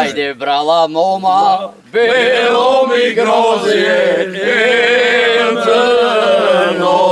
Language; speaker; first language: Macedonian; native; Macedonian